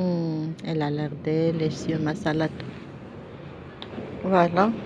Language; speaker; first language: French; non-native, local second language; Arabic